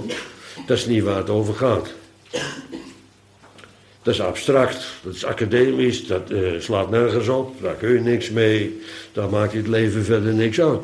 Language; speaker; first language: Dutch; native; Dutch